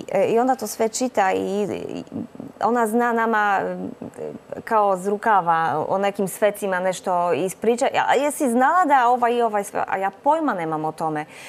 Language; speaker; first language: Croatian; non-native, fluent; Polish